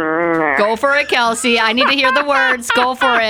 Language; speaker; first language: English; native; English